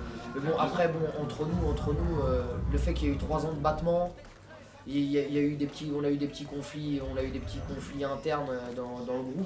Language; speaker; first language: French; native; French